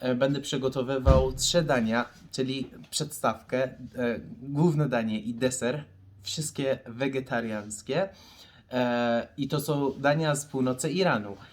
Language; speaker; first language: Polish; non-native, fluent; Persian